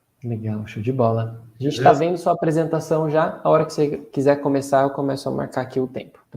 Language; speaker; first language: Portuguese; native; Portuguese